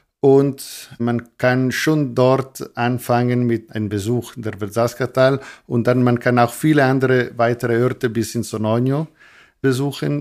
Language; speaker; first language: German; non-native, local second language; Italian